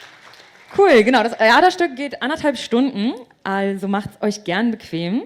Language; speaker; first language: German; native; German